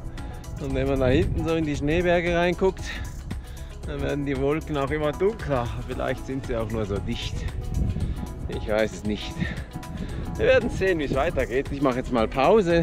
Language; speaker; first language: German; native; German